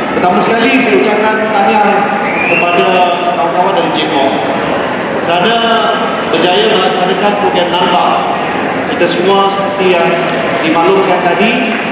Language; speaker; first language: Malay; native; Malay